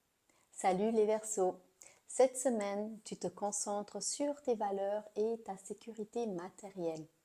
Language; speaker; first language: French; native; French